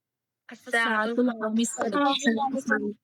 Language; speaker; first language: Arabic; non-native, learner; Urdu